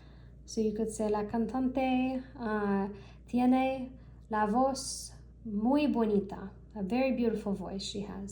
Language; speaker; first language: Spanish; non-native, learner; English